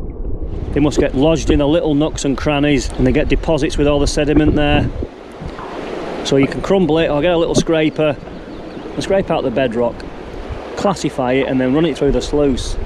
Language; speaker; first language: English; native; English